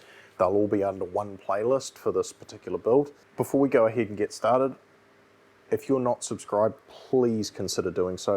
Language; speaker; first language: English; native; English